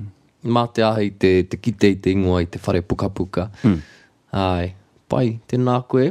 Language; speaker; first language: Māori; non-native, local second language; English